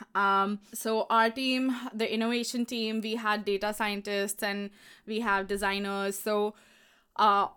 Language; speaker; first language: English; non-native, local second language; Hindi